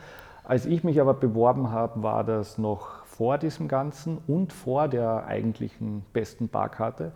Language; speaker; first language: German; native; German